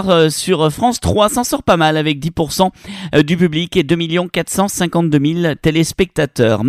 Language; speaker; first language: French; native; French